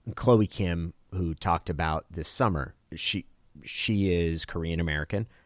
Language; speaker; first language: English; early bilingual, other home language; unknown